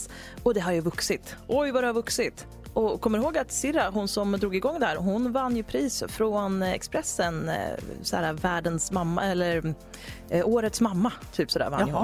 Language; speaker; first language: Swedish; native; Swedish